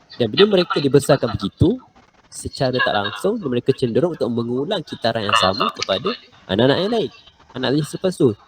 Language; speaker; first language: Malay; native; Malay